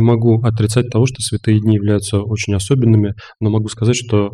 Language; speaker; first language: Russian; native; Russian